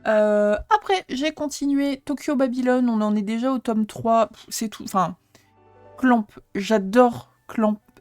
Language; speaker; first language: French; native; French